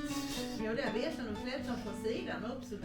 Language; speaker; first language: Swedish; native; Swedish